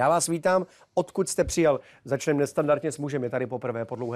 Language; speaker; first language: Czech; native; Czech